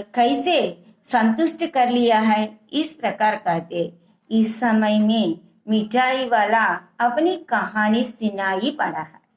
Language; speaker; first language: Hindi; non-native, local second language; Telugu